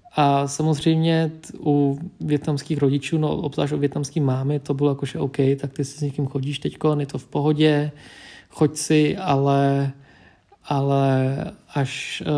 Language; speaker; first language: Czech; early bilingual, other home language; Vietnamese